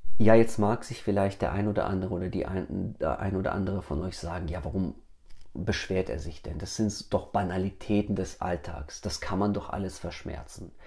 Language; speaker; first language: German; early bilingual, other home language; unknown